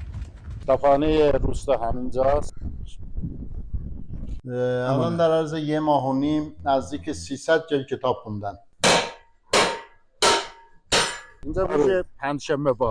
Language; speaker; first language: Persian; non-native, local second language; Azerbaijani